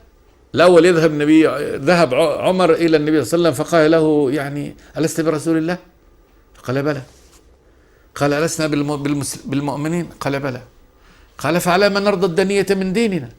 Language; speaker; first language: Arabic; native; Arabic